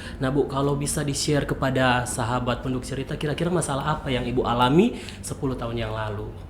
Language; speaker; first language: Indonesian; native; Indonesian